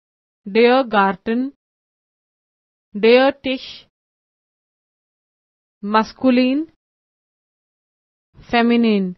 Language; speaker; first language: German; non-native, fluent; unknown